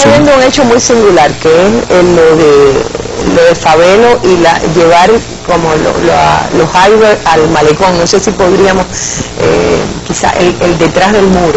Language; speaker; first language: Spanish; native; Spanish